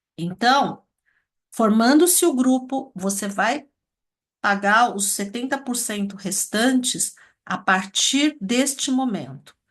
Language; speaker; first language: Portuguese; early bilingual, other home language; Chinese